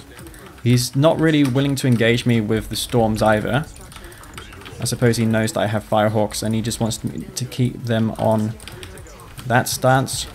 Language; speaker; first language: English; native; English